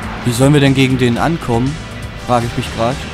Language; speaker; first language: German; native; German